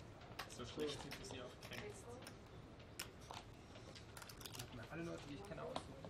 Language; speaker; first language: German; native; German